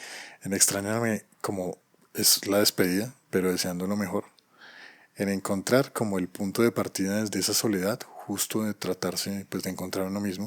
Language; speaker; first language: Spanish; native; Spanish